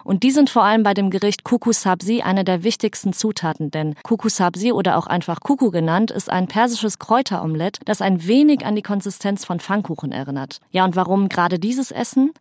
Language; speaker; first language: German; early bilingual, other home language; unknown